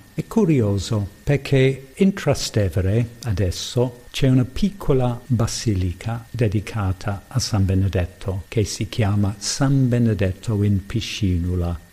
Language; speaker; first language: Italian; non-native, fluent; English